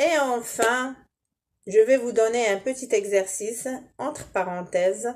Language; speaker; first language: French; non-native, local second language; Arabic